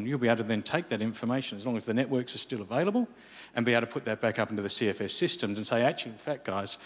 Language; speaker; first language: English; native; English